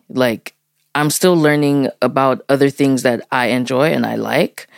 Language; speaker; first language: English; early bilingual, other home language; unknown